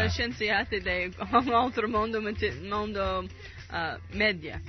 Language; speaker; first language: Italian; non-native, learner; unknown